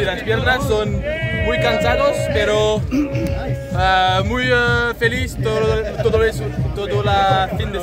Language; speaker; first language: Spanish; non-native, learner; French